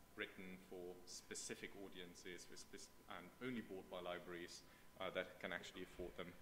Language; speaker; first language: English; non-native, fluent; German